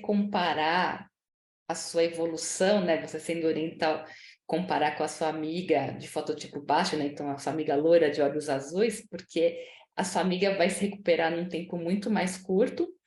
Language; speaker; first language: Portuguese; native; Portuguese